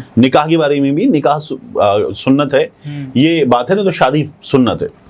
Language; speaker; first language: Urdu; native; Urdu